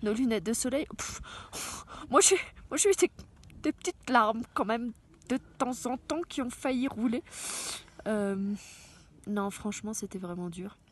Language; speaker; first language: French; native; French